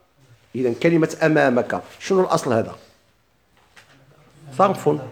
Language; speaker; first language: Arabic; native; Arabic